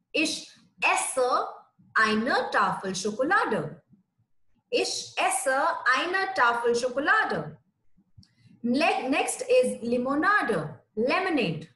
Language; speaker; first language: German; non-native, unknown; Hindi